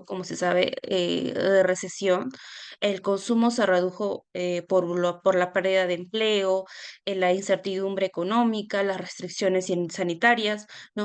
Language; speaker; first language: Spanish; native; Spanish